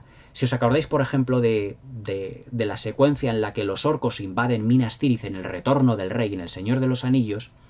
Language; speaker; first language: Spanish; native; Spanish